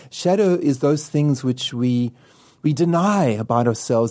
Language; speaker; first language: English; native; English